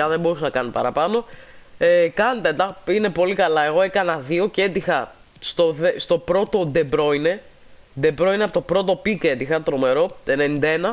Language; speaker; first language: Greek; native; Greek